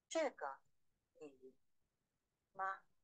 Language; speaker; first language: Chinese; non-native, learner; Vietnamese